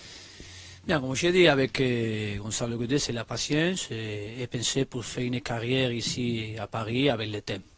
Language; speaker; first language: French; non-native, learner; Spanish